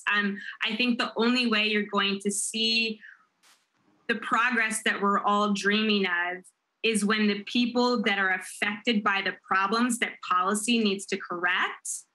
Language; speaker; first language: English; native; English